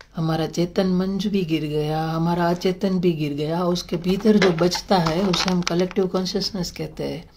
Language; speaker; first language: Hindi; non-native, local second language; Gujarati